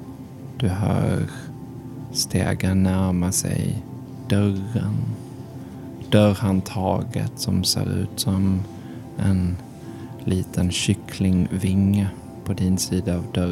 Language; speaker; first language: Swedish; native; Swedish